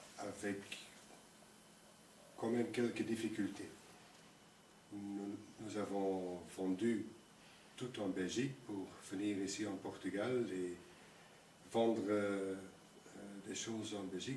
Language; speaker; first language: French; non-native, local second language; Dutch